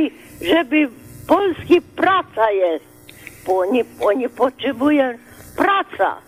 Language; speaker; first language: Polish; non-native, learner; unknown